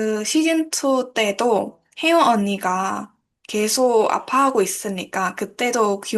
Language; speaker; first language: Korean; non-native, learner; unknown